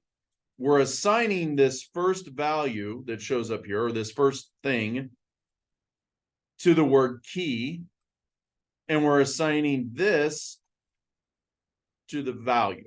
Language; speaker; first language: English; native; English